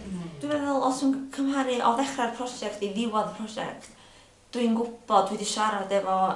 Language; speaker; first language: Welsh; native; Welsh